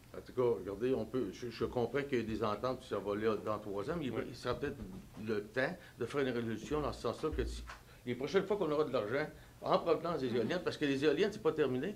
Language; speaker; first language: French; native; French